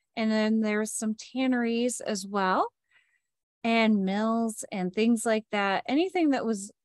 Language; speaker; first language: English; native; English